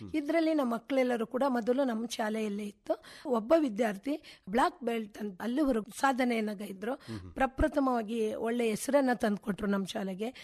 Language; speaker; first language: Kannada; native; Kannada